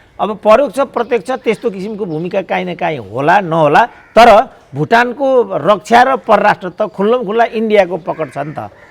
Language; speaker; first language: Nepali; native; Nepali